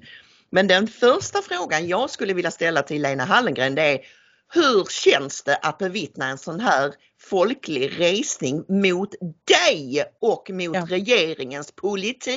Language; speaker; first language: Swedish; native; Swedish